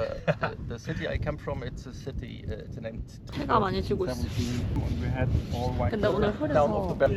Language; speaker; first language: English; non-native, learner; Korean